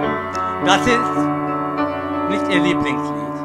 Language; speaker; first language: German; native; German